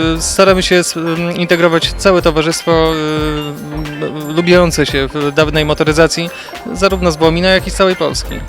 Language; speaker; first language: Polish; native; Polish